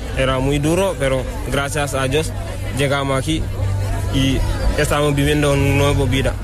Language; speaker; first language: Spanish; non-native, learner; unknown